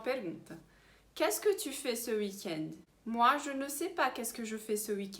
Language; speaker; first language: French; early bilingual, heritage; Portuguese